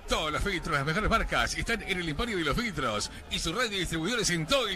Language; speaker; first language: Spanish; native; Spanish